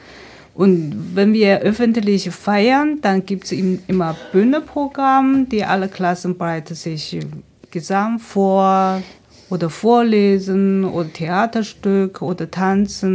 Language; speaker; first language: German; non-native, fluent; Chinese